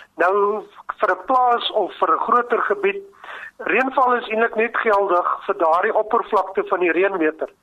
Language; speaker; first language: Afrikaans; native; Afrikaans